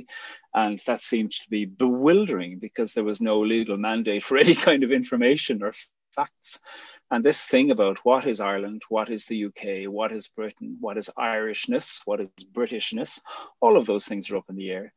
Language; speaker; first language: English; native; English